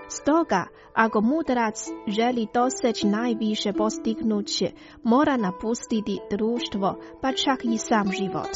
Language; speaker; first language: Croatian; non-native, fluent; Chinese